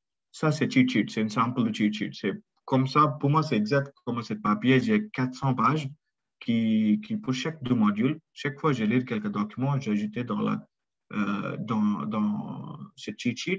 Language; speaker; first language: French; non-native, learner; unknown